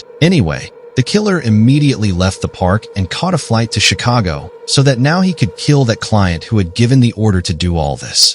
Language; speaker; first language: English; non-native, local second language; Hindi